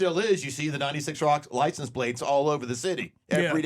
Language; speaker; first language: English; native; English